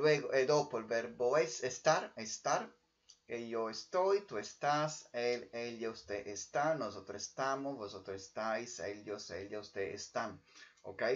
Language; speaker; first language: Spanish; non-native, fluent; Italian